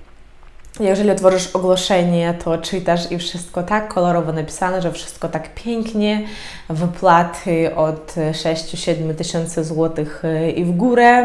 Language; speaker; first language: Polish; non-native, fluent; Ukrainian